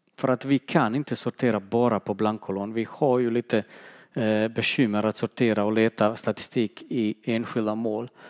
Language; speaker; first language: Swedish; non-native, fluent; Bosnian